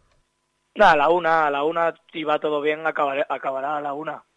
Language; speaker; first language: Spanish; native; Spanish